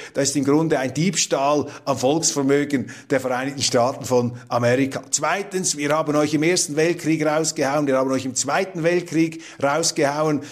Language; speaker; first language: German; native; German